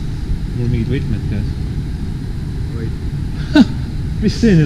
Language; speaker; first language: Estonian; native; Estonian